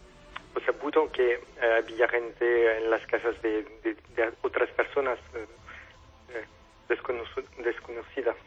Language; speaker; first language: Spanish; non-native, fluent; French